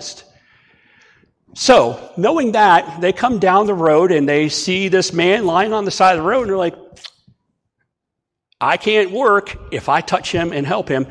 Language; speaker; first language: English; native; English